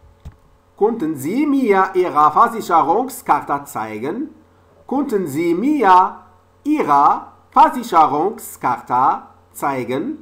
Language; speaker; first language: German; non-native, learner; French